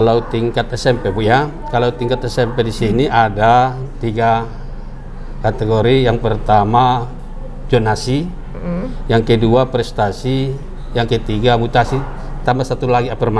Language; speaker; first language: Indonesian; native; Indonesian